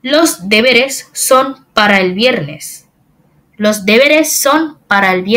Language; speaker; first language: Spanish; non-native, fluent; Bangla